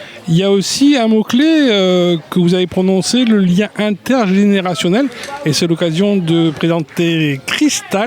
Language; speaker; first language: French; native; French